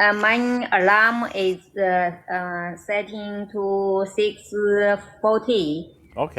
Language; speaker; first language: English; non-native, learner; Chinese